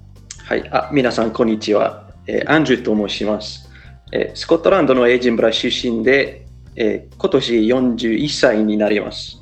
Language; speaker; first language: Japanese; non-native, fluent; English